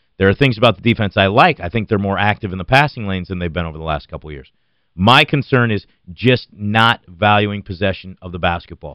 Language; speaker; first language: English; native; English